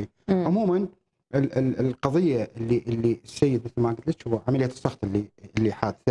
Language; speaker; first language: Arabic; native; Arabic